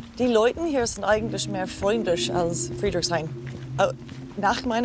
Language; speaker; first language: German; non-native, learner; English